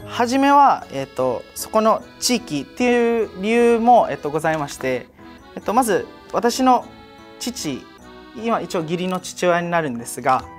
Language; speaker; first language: Japanese; early bilingual, other home language; Cebuano